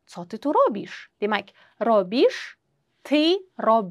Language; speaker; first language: Polish; non-native, fluent; Uzbek